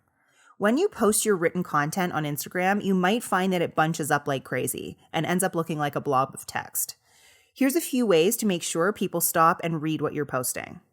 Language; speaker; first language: English; native; English